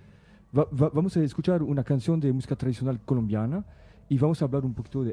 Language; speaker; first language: Spanish; non-native, learner; French